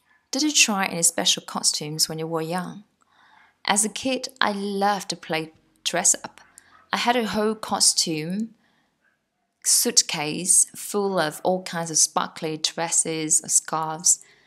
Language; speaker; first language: English; non-native, fluent; Vietnamese